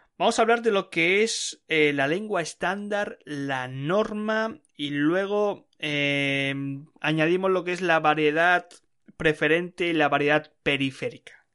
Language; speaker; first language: Spanish; native; Spanish